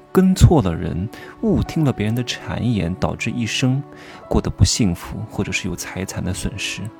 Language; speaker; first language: Chinese; native; Chinese